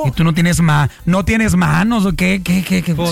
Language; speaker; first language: Spanish; native; Spanish